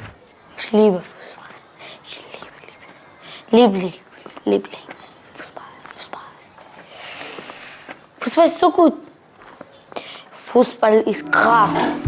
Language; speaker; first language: German; non-native, learner; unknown